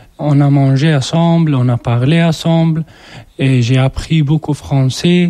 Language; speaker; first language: French; non-native, learner; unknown